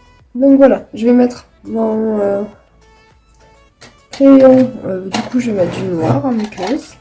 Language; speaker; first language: French; native; French